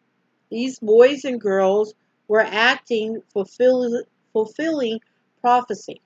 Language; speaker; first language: English; native; English